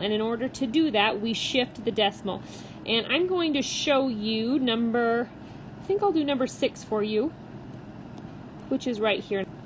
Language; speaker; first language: English; native; English